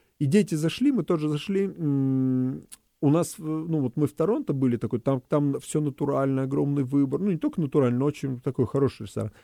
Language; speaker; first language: Russian; native; Russian